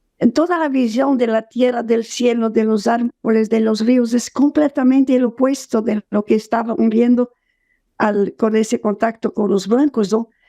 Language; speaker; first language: Spanish; non-native, fluent; Portuguese